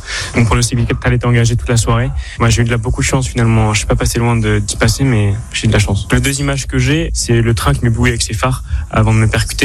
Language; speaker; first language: French; native; French